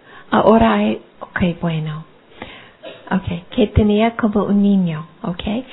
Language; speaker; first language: Spanish; non-native, learner; English